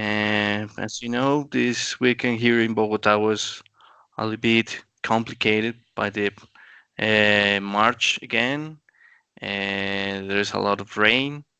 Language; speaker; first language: English; non-native, learner; Spanish